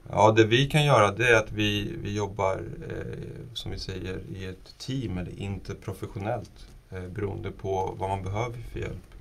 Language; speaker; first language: Swedish; non-native, fluent; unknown